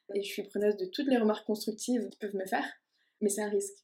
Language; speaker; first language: French; native; French